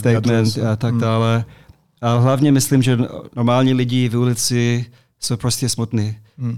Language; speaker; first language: Czech; non-native, fluent; English